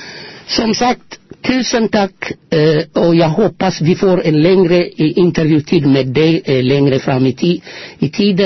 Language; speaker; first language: Swedish; non-native, fluent; Amharic